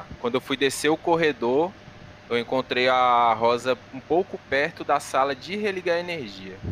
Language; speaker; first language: Portuguese; native; Portuguese